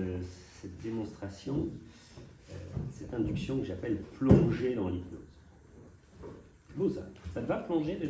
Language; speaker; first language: French; native; French